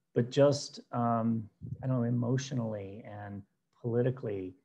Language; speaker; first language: English; native; English